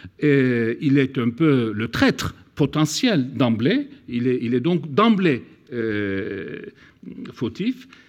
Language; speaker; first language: French; non-native, fluent; Turkish